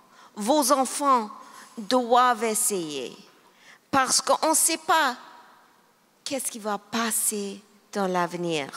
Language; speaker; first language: French; non-native, local second language; English